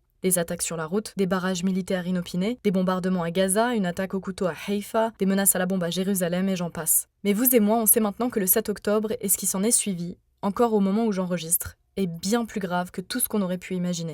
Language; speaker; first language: French; native; French